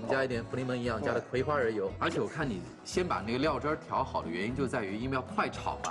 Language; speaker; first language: Chinese; native; Chinese